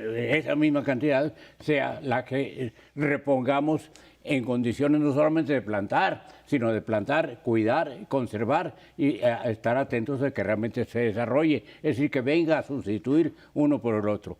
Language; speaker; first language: Spanish; native; Spanish